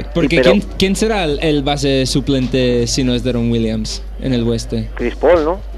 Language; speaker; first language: Spanish; native; Spanish